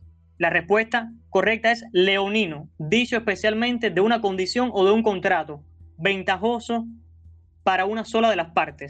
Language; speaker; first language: Spanish; native; Spanish